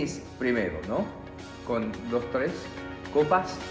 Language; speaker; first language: Spanish; non-native, learner; English